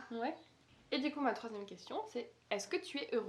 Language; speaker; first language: French; native; French